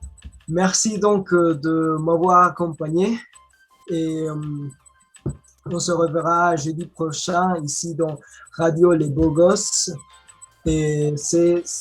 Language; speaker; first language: French; non-native, learner; Spanish